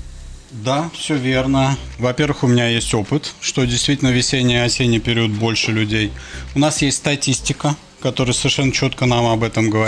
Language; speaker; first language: Russian; native; Russian